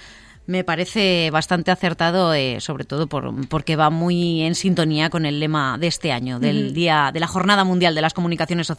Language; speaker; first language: Spanish; native; Spanish